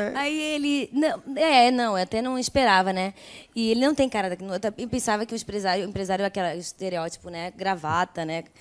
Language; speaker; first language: Portuguese; early bilingual, other home language; Italian